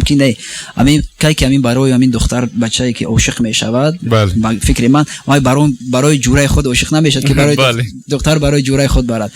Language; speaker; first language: Persian; non-native, local second language; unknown